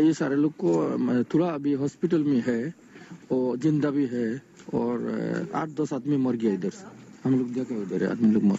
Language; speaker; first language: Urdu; non-native, learner; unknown